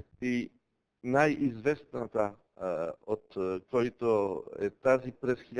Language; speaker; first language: Bulgarian; non-native, learner; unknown